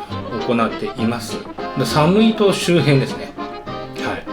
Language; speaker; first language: Japanese; native; Japanese